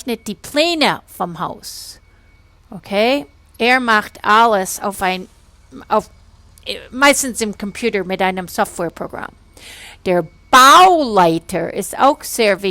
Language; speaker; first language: German; non-native, fluent; English